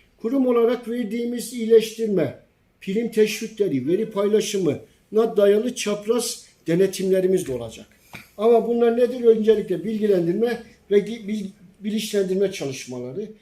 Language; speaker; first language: Turkish; native; Turkish